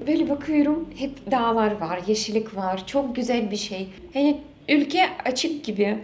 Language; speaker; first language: Turkish; non-native, learner; Russian